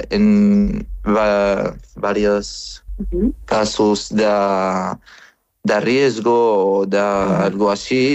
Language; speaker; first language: Catalan; non-native, fluent; Arabic